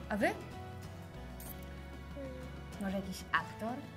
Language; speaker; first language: Polish; native; Polish